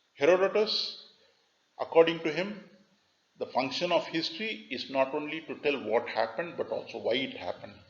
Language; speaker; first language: English; non-native, local second language; Tamil